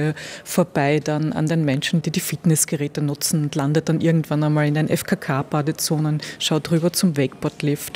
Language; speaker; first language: German; native; German